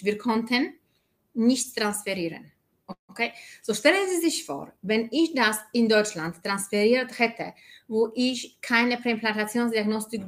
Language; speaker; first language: German; non-native, fluent; Polish